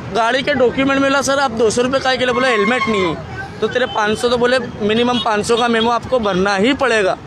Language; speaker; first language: Hindi; non-native, local second language; Gujarati